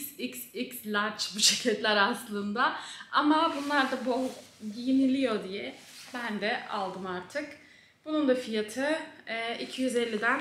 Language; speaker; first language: Turkish; native; Turkish